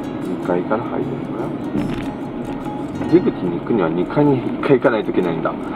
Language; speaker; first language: Japanese; native; Japanese